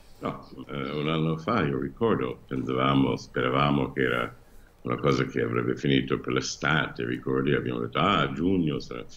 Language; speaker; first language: Italian; non-native, fluent; English